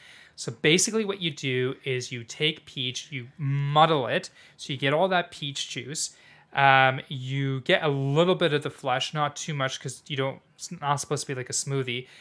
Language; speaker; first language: English; native; English